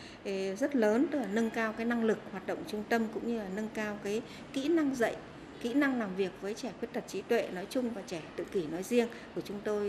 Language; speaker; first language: Vietnamese; native; Vietnamese